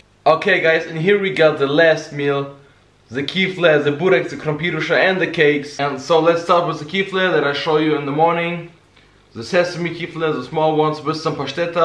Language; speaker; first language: English; non-native, learner; Bosnian